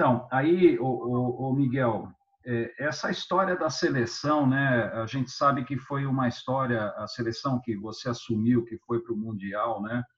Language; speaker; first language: Portuguese; native; Portuguese